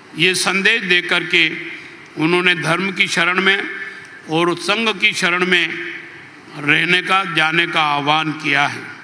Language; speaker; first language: Hindi; native; Hindi